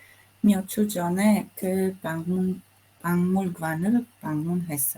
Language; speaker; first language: Korean; non-native, learner; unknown